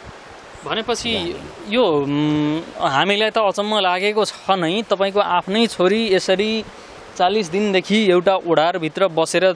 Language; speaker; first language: Nepali; native; Nepali